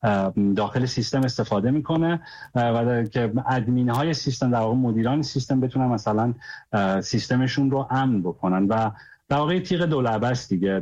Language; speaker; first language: Persian; native; Persian